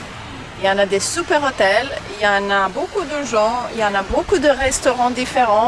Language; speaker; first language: French; non-native, learner; Croatian